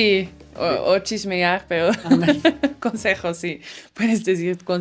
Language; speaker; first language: Spanish; non-native, fluent; Dutch